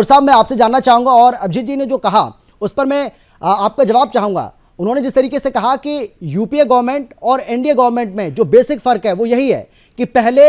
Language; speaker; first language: Hindi; native; Hindi